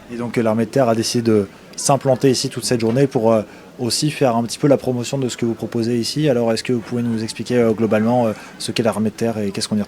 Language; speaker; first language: French; native; French